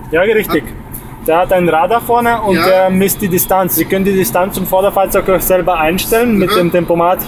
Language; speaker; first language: German; native; German